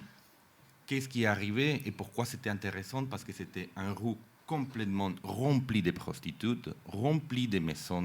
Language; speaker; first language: French; non-native, fluent; Spanish